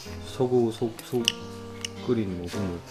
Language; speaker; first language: Korean; native; Korean